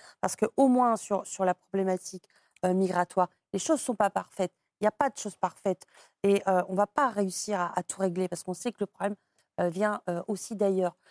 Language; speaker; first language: French; native; French